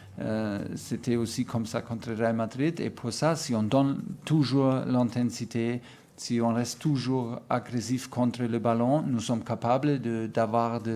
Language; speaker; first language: French; non-native, fluent; German